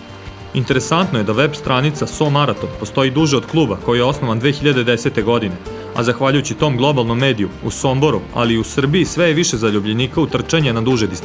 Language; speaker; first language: Serbian; native; Serbian